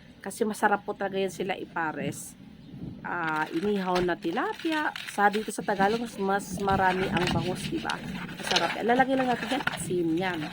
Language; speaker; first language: Filipino; non-native, local second language; Cebuano